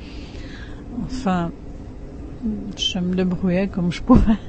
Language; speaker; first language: French; non-native, fluent; Czech